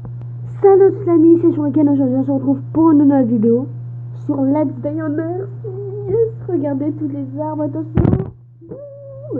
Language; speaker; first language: French; native; French